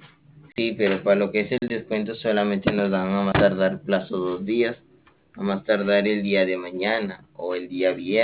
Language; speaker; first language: Spanish; native; Spanish